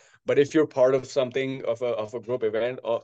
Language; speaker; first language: English; non-native, local second language; Hindi